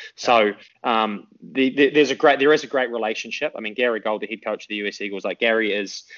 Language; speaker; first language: English; native; English